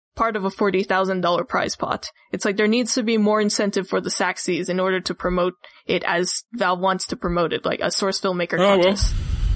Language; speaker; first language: English; native; English